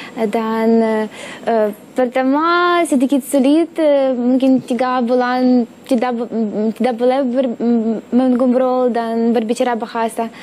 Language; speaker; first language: Indonesian; non-native, learner; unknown